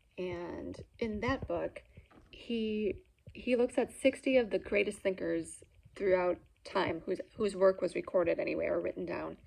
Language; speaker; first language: English; native; English